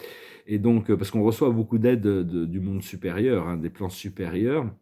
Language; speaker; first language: French; native; French